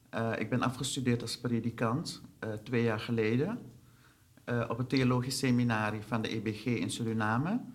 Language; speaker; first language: Dutch; non-native, local second language; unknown